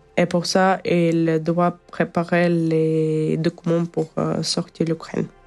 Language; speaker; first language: French; non-native, learner; Ukrainian